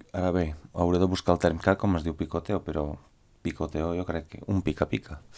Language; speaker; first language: Catalan; non-native, fluent; Italian